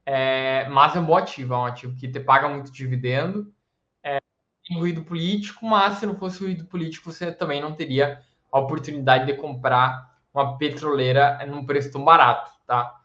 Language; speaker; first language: Portuguese; native; Portuguese